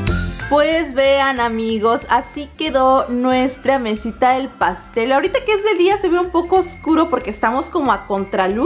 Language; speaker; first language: Spanish; native; Spanish